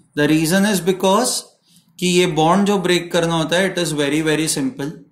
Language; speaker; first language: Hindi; non-native, local second language; Marathi